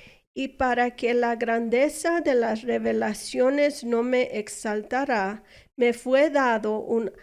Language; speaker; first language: Spanish; non-native, fluent; English